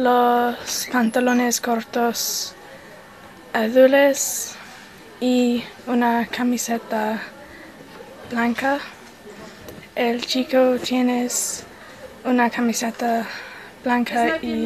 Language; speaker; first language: Spanish; non-native, learner; English